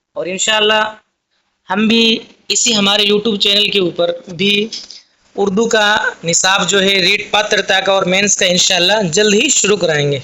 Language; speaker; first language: Urdu; native; Urdu